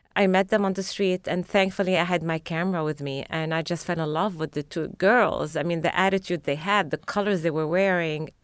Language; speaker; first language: English; non-native, fluent; Arabic